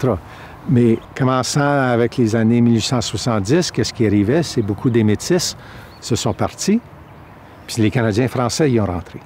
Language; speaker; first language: French; native; French